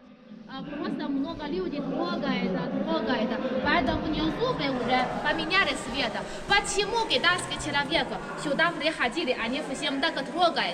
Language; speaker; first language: Russian; non-native, learner; Chinese